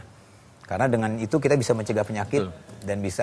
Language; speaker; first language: Indonesian; native; Indonesian